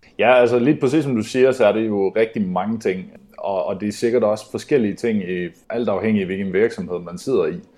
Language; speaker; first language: Danish; native; Danish